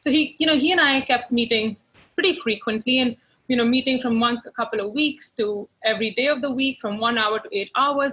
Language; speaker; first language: English; non-native, local second language; Hindi